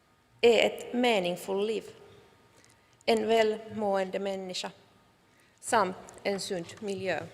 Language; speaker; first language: Swedish; non-native, local second language; Finnish